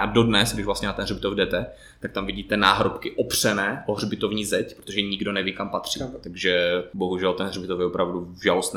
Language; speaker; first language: Czech; native; Czech